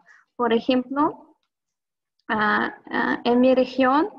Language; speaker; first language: Spanish; non-native, fluent; Russian